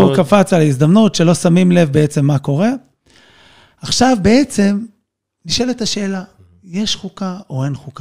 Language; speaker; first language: Hebrew; native; Hebrew